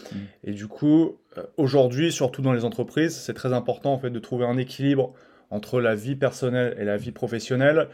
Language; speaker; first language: French; native; French